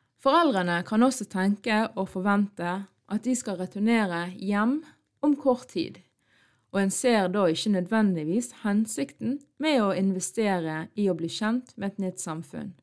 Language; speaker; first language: Norwegian; early bilingual, other home language; Arabic